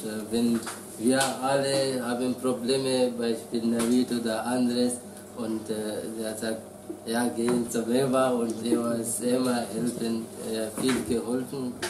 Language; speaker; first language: German; non-native, learner; Persian